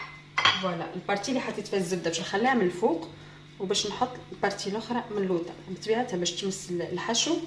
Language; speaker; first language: Arabic; native; Arabic